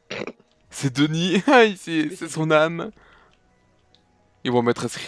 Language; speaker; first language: French; native; French